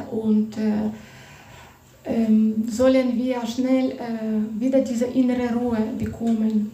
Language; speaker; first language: German; non-native, fluent; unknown